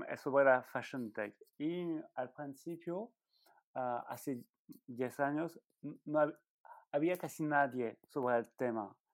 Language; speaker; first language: Spanish; non-native, learner; French